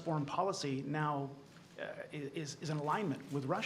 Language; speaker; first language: English; native; English